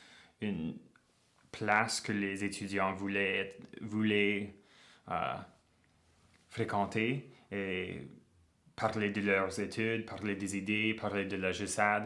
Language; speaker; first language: French; non-native, local second language; English